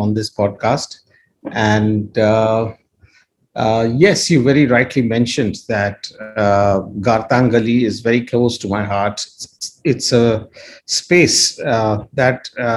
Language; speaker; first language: English; non-native, local second language; Hindi